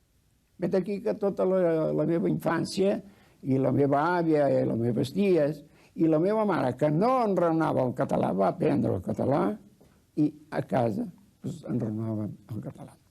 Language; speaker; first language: Catalan; early bilingual, heritage; Catalan